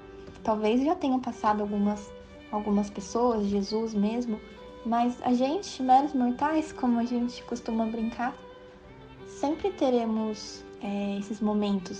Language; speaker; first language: Portuguese; native; Portuguese